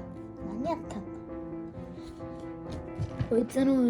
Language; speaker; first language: Japanese; early bilingual, other home language; Uyghur